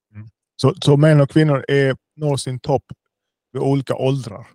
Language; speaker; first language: Swedish; early bilingual, other home language; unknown